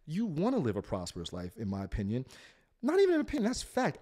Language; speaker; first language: English; native; English